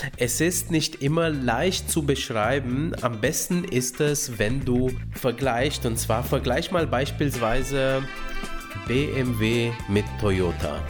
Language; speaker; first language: German; early bilingual, other home language; Romanian